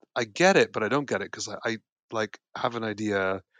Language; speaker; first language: English; native; English